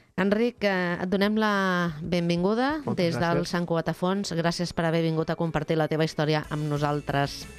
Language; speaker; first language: Catalan; native; Catalan